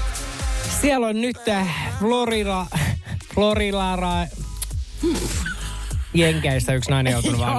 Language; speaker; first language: Finnish; native; Finnish